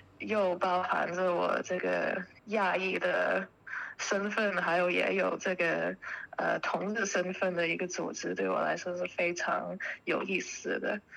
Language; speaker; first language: Chinese; early bilingual, heritage; Chinese